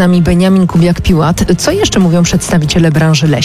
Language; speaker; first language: Polish; native; Polish